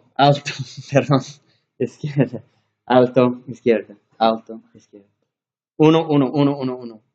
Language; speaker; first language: Spanish; non-native, learner; English